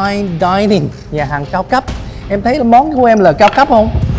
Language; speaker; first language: Vietnamese; early bilingual, heritage; English